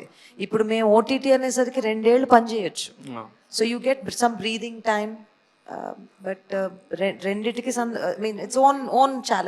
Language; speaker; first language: Telugu; native; Telugu